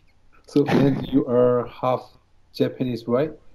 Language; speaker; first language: English; non-native, learner; Korean